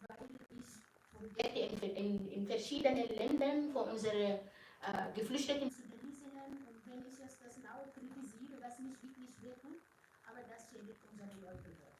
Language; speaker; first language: German; non-native, fluent; Arabic